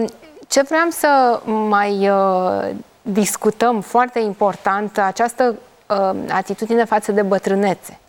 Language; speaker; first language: Romanian; native; Romanian